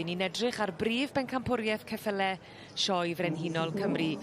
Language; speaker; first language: Welsh; native; Welsh